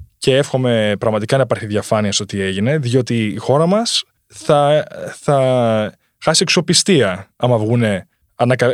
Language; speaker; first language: Greek; early bilingual, heritage; Greek